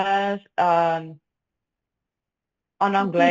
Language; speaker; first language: French; non-native, fluent; English